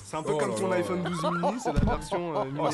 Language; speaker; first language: French; native; French